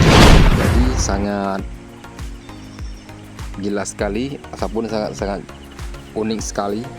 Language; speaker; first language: Indonesian; non-native, local second language; Achinese